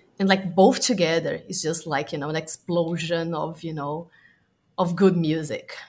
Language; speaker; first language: English; non-native, fluent; Portuguese